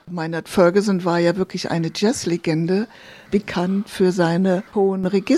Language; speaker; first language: German; native; German